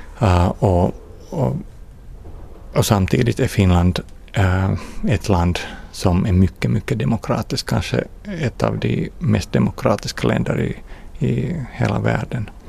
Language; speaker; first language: Swedish; non-native, fluent; Finnish